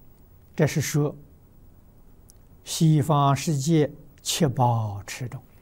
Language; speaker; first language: Chinese; native; Chinese